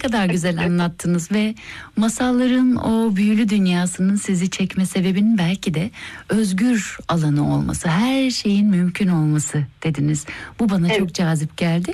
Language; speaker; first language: Turkish; native; Turkish